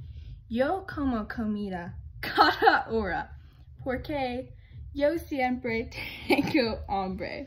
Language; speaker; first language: Spanish; non-native, learner; English